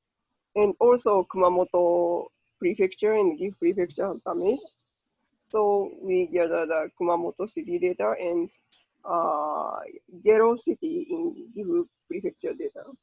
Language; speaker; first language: English; non-native, learner; Japanese